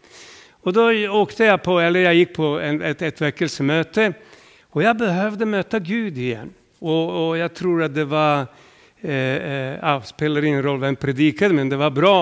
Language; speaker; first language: Swedish; non-native, fluent; Serbian